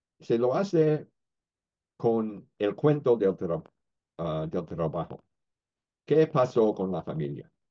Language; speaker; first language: Spanish; non-native, fluent; English